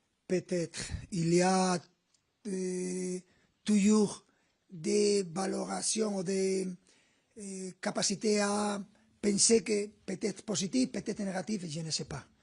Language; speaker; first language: French; non-native, fluent; Spanish